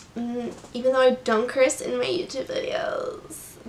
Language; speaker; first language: English; early bilingual, other home language; Portuguese